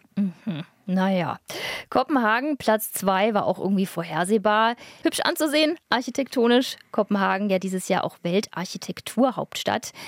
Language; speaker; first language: German; native; German